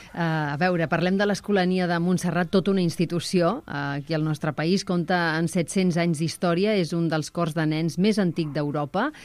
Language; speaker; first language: Catalan; native; Catalan